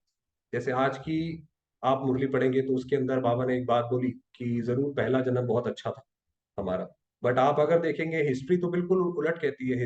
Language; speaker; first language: Hindi; native; Hindi